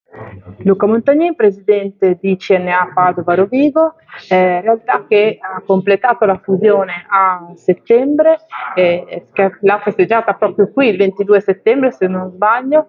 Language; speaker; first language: Italian; native; Italian